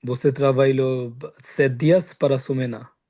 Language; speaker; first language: Portuguese; non-native, learner; Bangla